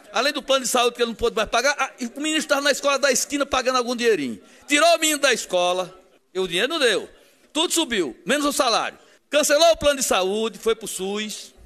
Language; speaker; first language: Portuguese; native; Portuguese